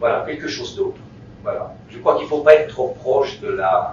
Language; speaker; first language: French; native; French